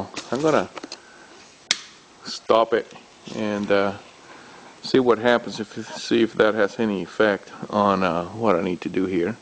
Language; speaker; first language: English; native; English